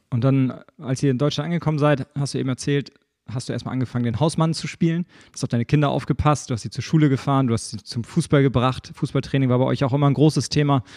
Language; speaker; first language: German; native; German